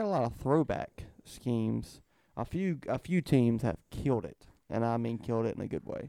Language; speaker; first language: English; native; English